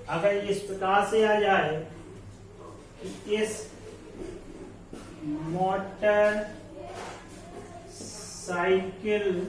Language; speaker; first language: Hindi; native; Hindi